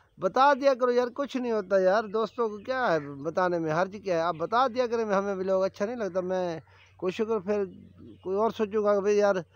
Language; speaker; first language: Urdu; non-native, local second language; Saraiki